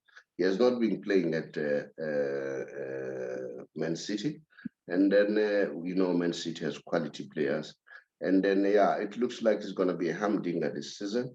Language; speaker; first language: English; non-native, local second language; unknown